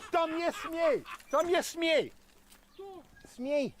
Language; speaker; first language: Russian; non-native, learner; English